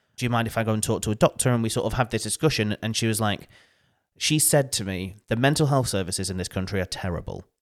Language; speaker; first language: English; native; English